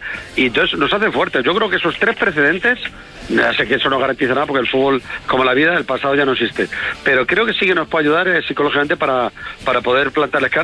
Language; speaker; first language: Spanish; native; Spanish